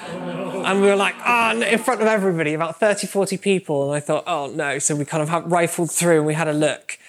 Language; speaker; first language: English; native; English